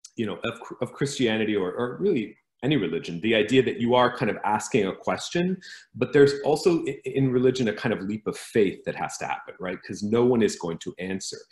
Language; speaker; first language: English; native; English